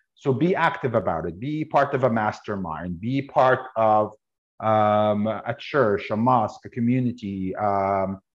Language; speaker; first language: English; non-native, fluent; Arabic